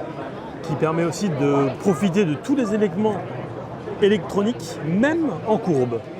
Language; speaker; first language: French; native; French